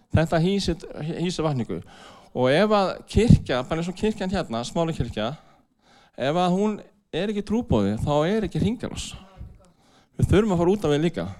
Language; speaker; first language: Icelandic; non-native, fluent; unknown